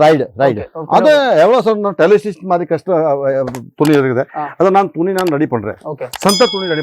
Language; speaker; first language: Tamil; non-native, local second language; Kannada